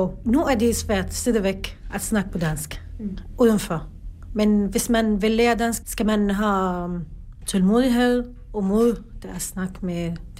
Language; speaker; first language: Danish; non-native, learner; Arabic